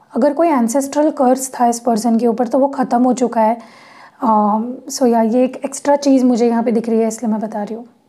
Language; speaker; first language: Hindi; non-native, local second language; Marathi